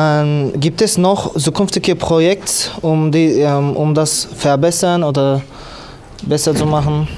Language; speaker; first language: German; non-native, learner; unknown